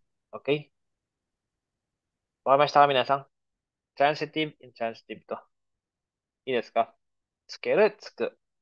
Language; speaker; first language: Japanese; non-native, fluent; Filipino